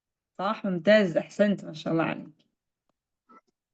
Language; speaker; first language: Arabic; non-native, fluent; Indonesian